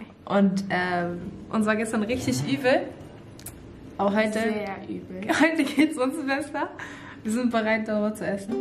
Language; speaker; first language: German; early bilingual, other home language; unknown